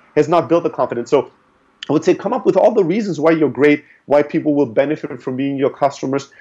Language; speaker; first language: English; early bilingual, other home language; German